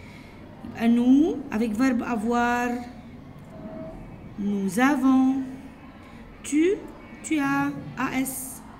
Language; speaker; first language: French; non-native, fluent; Arabic